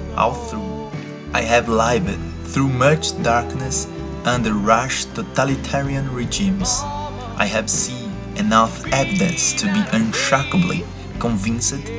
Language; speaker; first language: English; non-native, learner; Portuguese